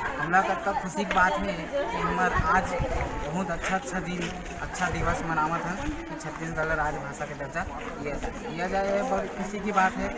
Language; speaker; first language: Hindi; non-native, local second language; Chhattisgarhi